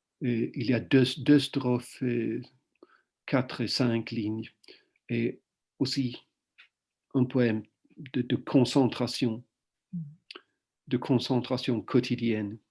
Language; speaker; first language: French; non-native, fluent; Swedish